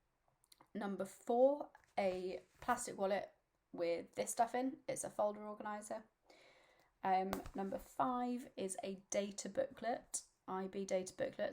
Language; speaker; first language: English; native; English